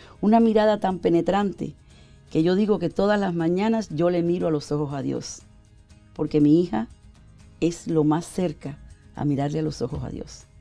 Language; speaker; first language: Spanish; native; Spanish